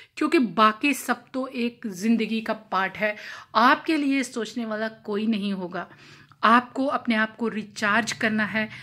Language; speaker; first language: Hindi; non-native, local second language; Punjabi